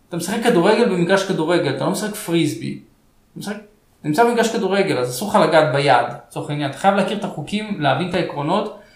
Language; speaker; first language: Hebrew; early bilingual, other home language; Russian